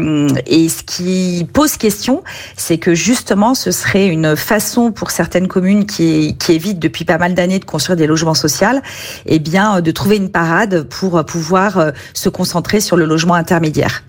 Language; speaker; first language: French; native; French